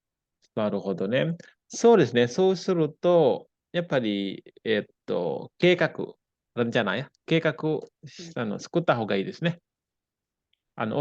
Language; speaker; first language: Japanese; non-native, fluent; Indonesian